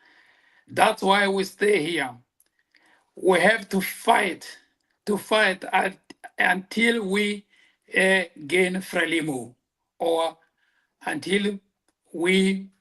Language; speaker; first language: English; non-native, local second language; Portuguese